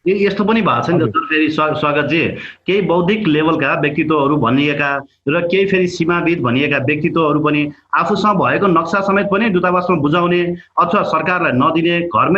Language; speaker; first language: Nepali; native; Nepali